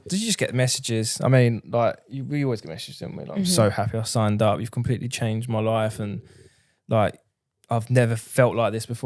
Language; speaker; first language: English; native; English